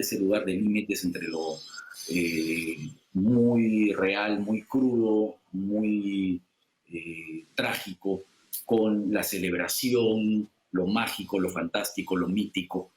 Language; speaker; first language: Spanish; native; Spanish